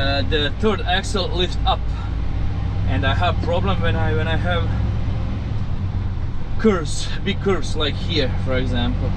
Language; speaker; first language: English; non-native, learner; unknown